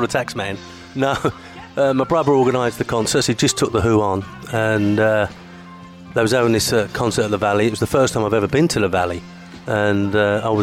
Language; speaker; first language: English; native; English